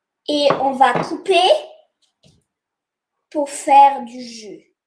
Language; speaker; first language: French; non-native, fluent; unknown